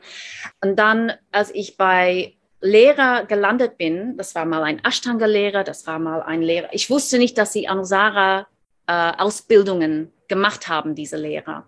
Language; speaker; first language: German; non-native, fluent; English